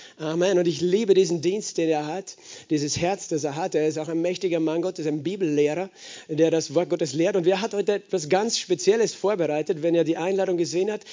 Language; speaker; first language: German; native; German